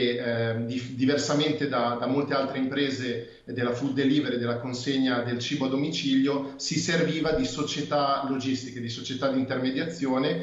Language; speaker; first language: Italian; native; Italian